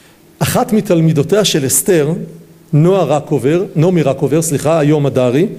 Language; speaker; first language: Hebrew; native; Hebrew